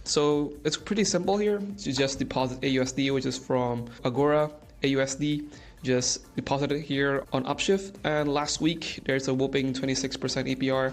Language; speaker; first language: English; non-native, fluent; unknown